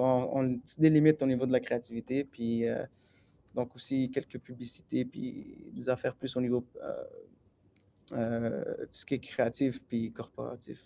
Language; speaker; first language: French; native; French